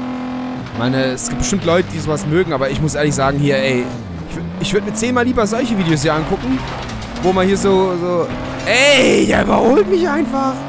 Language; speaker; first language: German; native; German